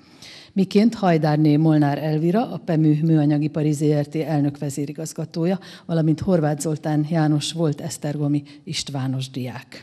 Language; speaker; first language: Hungarian; native; Hungarian